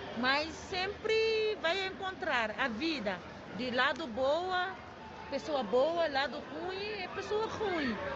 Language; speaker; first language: Portuguese; non-native, learner; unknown